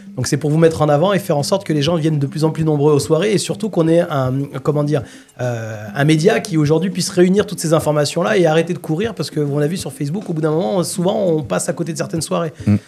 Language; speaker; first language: French; native; French